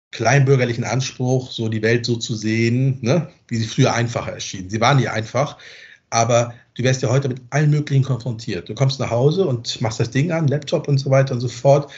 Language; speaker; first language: German; native; German